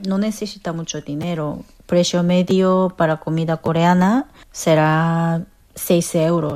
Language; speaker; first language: Spanish; non-native, fluent; Korean